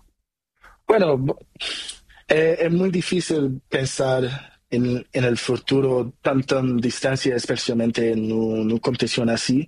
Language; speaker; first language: Spanish; non-native, learner; Portuguese